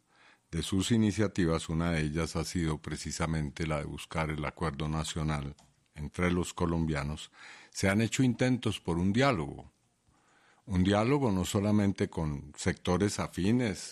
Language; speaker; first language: Spanish; native; Spanish